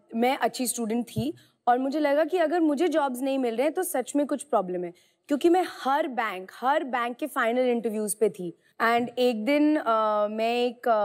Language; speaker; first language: Hindi; native; Hindi